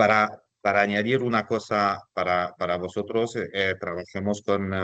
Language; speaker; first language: Spanish; non-native, fluent; French